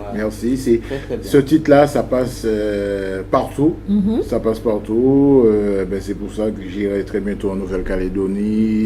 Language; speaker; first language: French; native; French